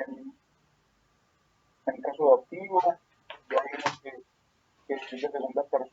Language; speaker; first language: Spanish; native; Spanish